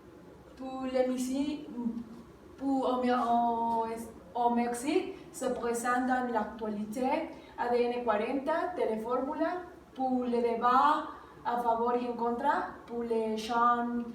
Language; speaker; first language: French; non-native, learner; Spanish